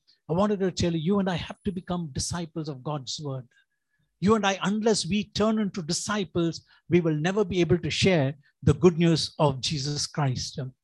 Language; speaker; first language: English; non-native, local second language; Tamil